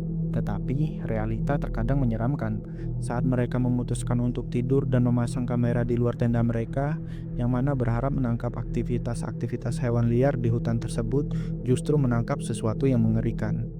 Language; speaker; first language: Indonesian; native; Indonesian